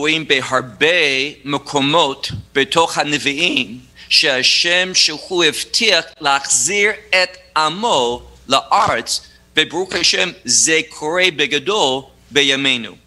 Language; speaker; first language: Hebrew; non-native, fluent; English